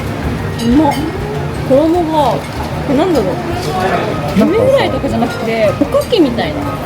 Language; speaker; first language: Japanese; native; Japanese